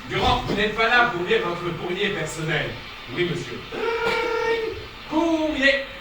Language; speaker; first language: French; native; French